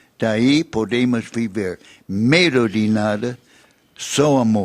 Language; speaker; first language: Portuguese; non-native, fluent; English